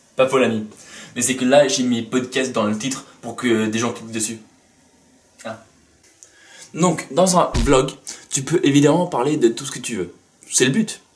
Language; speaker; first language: French; native; French